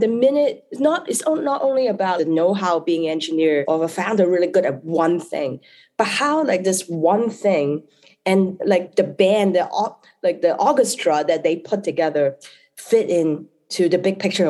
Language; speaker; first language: English; non-native, local second language; Cantonese